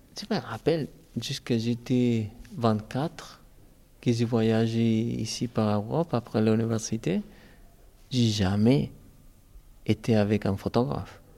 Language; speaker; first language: French; non-native, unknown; Spanish